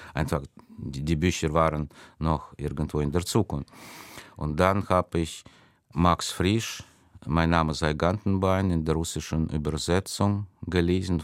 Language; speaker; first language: German; non-native, fluent; Russian